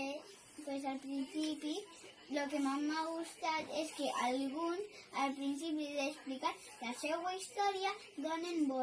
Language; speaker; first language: Catalan; non-native, local second language; Spanish